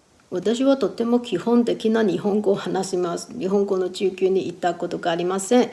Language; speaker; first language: Japanese; non-native, learner; Thai